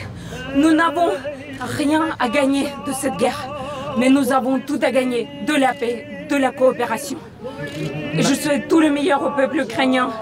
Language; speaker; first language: French; non-native, fluent; Russian